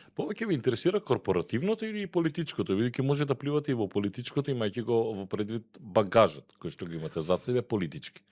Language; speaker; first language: Macedonian; native; Macedonian